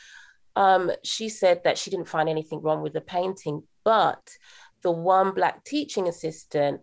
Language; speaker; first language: English; native; English